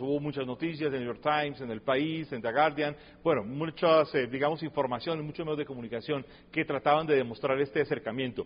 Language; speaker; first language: Spanish; native; Spanish